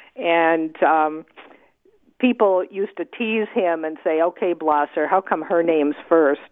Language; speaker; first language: English; native; English